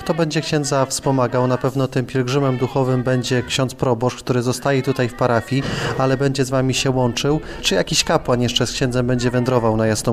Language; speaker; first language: Polish; native; Polish